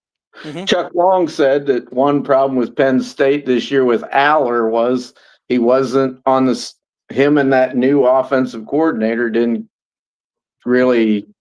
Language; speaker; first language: English; native; English